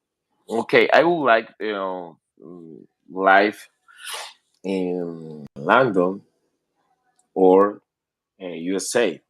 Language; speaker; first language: English; non-native, learner; Spanish